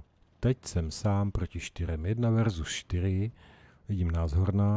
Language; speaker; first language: Czech; native; Czech